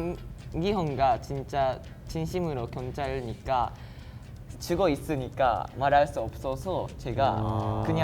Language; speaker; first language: Korean; non-native, learner; Japanese